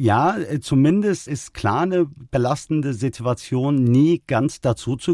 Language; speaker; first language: German; early bilingual, other home language; Turkish